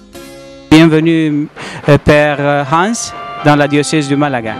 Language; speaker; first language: French; non-native, learner; Spanish